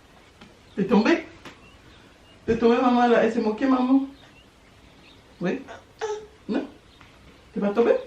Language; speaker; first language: French; native; French